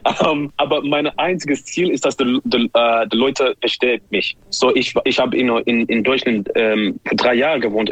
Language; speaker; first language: German; non-native, learner; English